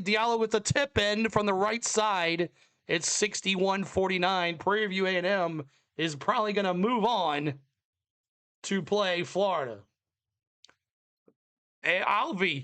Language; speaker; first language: English; native; English